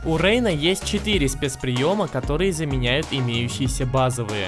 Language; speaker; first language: Russian; native; Russian